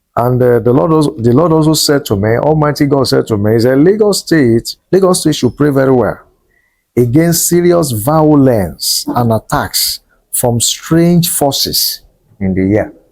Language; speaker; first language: English; non-native, local second language; Yoruba